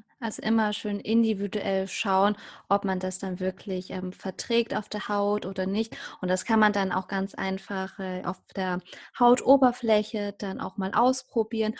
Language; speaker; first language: German; native; German